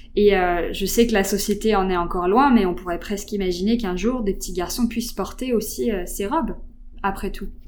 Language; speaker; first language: French; native; French